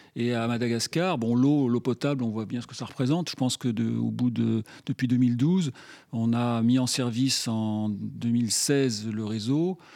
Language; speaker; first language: French; native; French